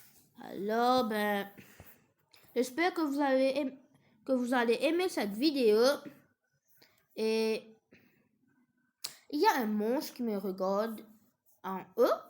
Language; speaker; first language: French; non-native, fluent; English